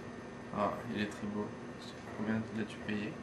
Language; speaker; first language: French; non-native, learner; English